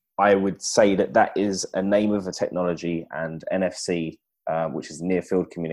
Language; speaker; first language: English; native; English